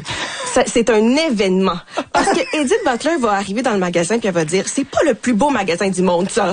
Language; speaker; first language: French; native; French